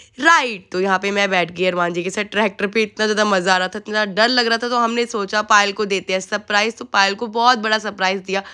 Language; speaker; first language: Hindi; native; Hindi